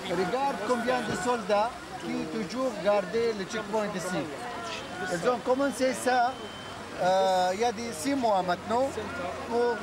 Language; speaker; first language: French; non-native, learner; Arabic